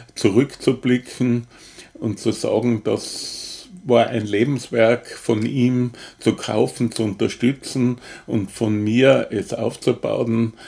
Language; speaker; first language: German; native; German